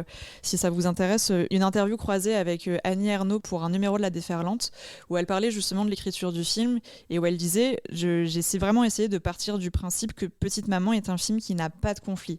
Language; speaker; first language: French; native; French